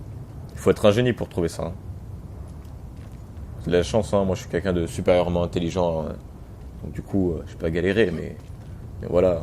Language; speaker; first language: French; native; French